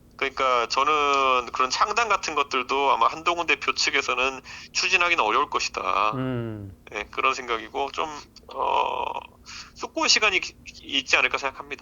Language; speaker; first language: Korean; native; Korean